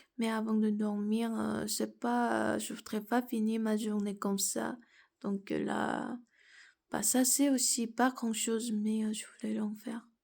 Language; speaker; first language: French; non-native, fluent; Korean